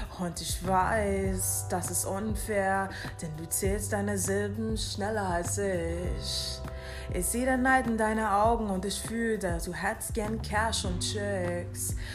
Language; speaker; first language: German; non-native, fluent; English